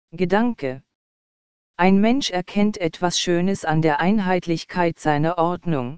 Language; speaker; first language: German; native; German